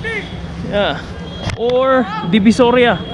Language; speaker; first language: English; non-native, local second language; Filipino